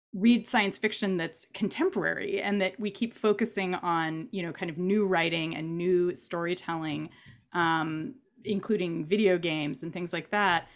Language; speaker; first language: English; native; English